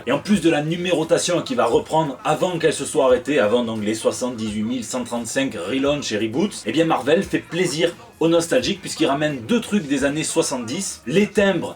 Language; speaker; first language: French; native; French